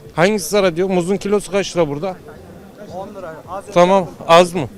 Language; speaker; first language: Turkish; native; Turkish